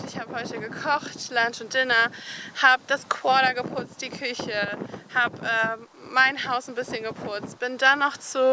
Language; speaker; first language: German; native; German